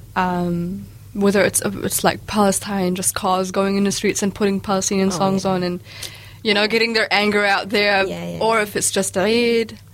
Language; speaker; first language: English; early bilingual, other home language; Arabic